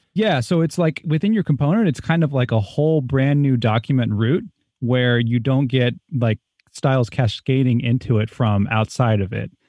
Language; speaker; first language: English; native; English